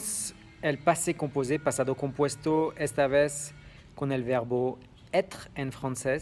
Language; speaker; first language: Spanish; non-native, fluent; French